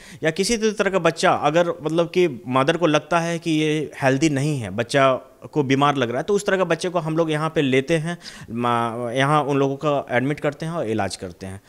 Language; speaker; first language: Hindi; native; Hindi